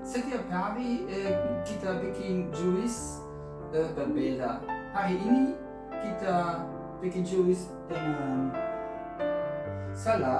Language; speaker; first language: Indonesian; non-native, learner; German